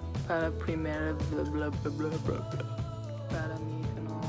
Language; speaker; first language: Spanish; non-native, learner; English